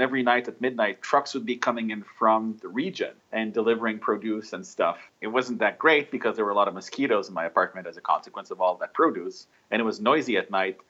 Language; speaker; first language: English; native; English